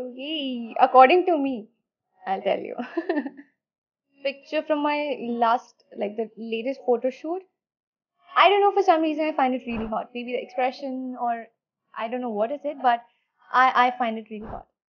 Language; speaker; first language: English; non-native, local second language; Hindi